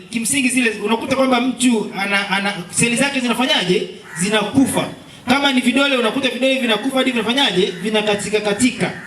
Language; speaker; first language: Swahili; non-native, local second language; Luo (Kenya and Tanzania)